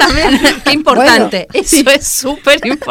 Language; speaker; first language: Spanish; native; Spanish